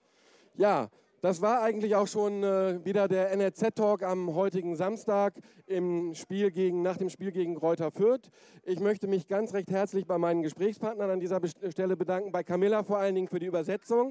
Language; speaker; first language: German; native; German